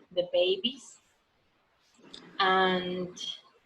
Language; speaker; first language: English; non-native, learner; Spanish